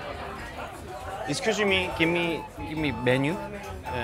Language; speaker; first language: Korean; native; Korean